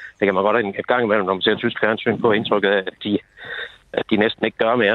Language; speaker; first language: Danish; native; Danish